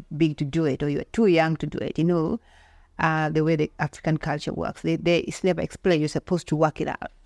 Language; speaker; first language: English; non-native, local second language; Luo (Kenya and Tanzania)